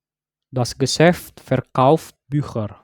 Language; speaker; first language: German; non-native, learner; Indonesian